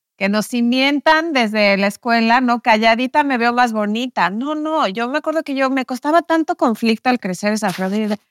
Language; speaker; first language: Spanish; native; Spanish